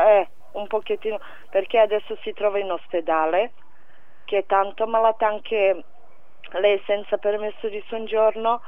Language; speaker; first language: Italian; non-native, fluent; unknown